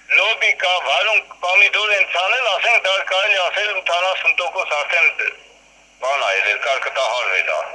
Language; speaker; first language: Armenian; native; Armenian